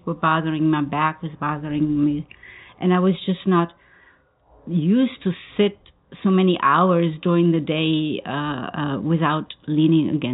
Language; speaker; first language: English; non-native, fluent; German